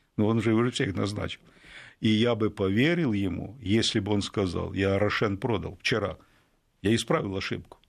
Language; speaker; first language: Russian; native; Russian